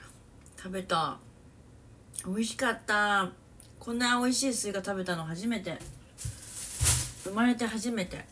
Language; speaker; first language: Japanese; native; Japanese